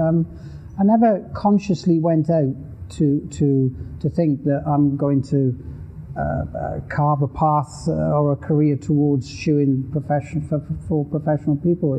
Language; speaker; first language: English; native; English